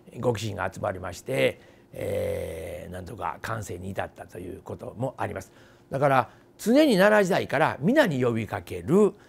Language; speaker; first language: Japanese; native; Japanese